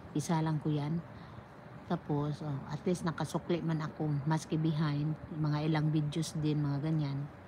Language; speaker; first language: Filipino; non-native, local second language; Cebuano